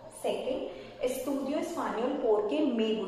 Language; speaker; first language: Spanish; non-native, fluent; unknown